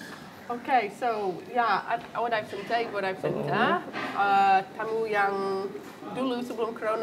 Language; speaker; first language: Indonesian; non-native, fluent; English